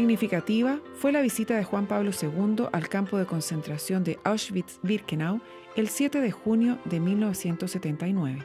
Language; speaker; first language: Spanish; native; Spanish